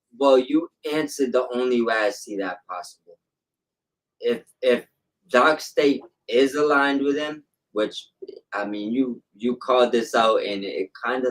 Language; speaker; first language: English; native; English